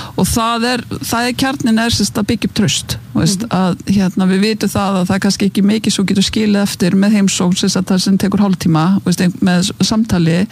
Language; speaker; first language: Icelandic; native; Icelandic